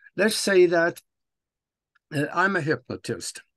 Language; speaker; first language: English; non-native, fluent; Norwegian